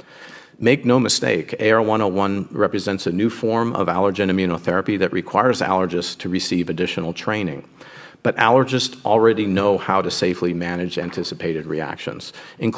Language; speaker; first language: English; native; English